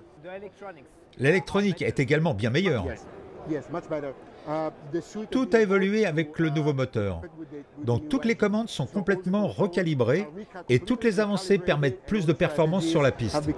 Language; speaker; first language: French; native; French